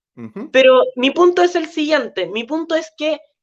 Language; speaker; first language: Spanish; native; Spanish